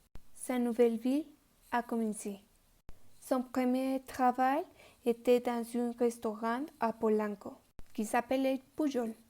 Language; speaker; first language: French; non-native, learner; Spanish